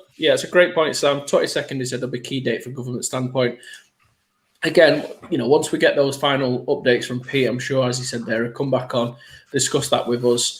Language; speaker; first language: English; native; English